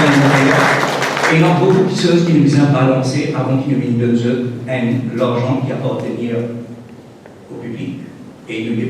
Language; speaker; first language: French; non-native, local second language; Morisyen